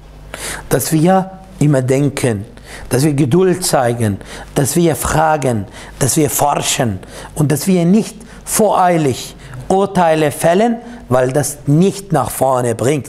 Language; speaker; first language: German; non-native, fluent; Arabic